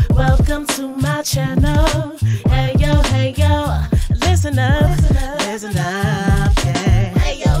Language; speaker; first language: English; native; English